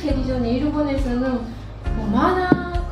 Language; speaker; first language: Korean; non-native, learner; Japanese